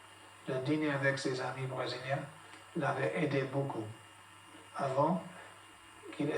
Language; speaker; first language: French; non-native, fluent; English